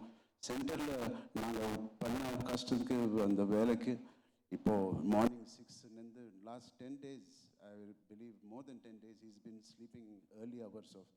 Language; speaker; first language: Tamil; non-native, local second language; Telugu